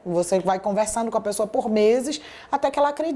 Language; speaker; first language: Portuguese; native; Portuguese